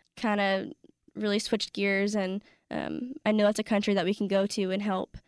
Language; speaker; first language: English; native; English